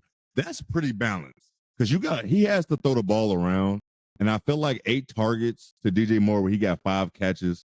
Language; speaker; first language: English; native; English